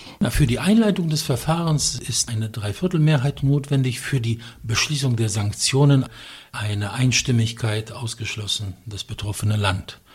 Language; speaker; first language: German; non-native, fluent; Polish